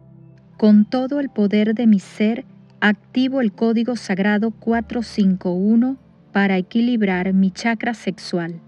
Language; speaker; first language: Spanish; native; Spanish